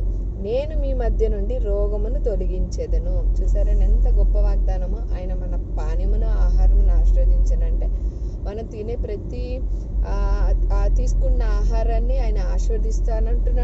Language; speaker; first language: Telugu; native; Telugu